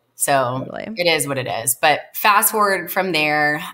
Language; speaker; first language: English; native; English